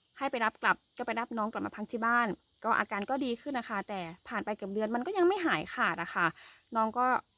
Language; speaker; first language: Thai; non-native, local second language; S'gaw Karen